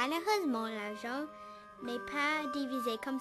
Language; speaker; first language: French; non-native, local second language; English